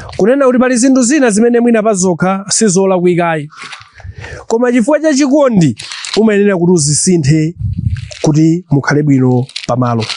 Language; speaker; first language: Nyanja; non-native, local second language; Tumbuka